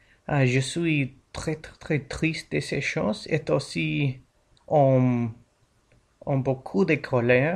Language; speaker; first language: French; non-native, learner; English